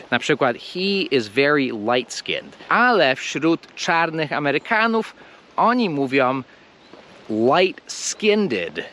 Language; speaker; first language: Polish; non-native, fluent; English